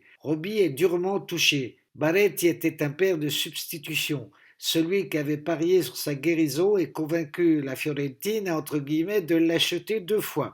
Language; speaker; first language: French; native; French